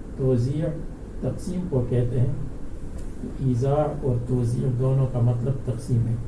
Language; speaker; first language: Urdu; non-native, local second language; Pashto